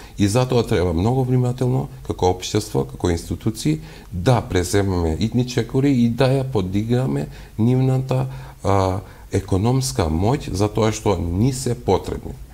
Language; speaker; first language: Macedonian; non-native, local second language; Albanian